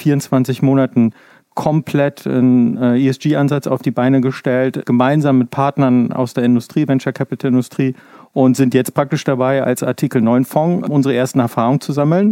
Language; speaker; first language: German; native; German